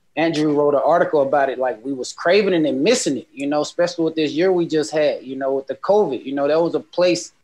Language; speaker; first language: English; native; English